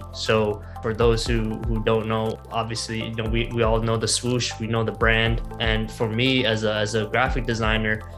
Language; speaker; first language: English; native; English